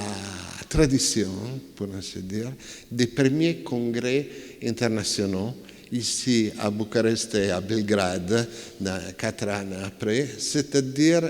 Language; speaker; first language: French; non-native, fluent; Italian